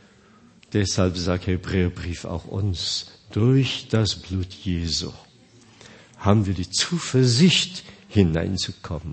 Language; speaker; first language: German; non-native, fluent; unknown